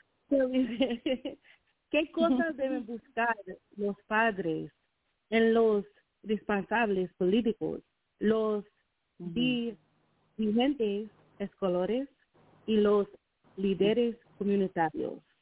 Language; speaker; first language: Spanish; non-native, learner; English